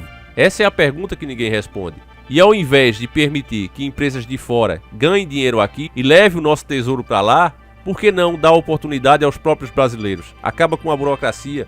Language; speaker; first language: Portuguese; native; Portuguese